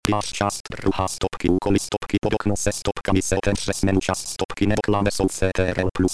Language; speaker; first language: Czech; native; Czech